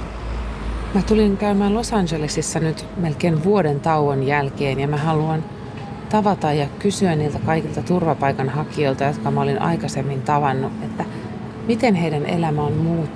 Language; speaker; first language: Finnish; native; Finnish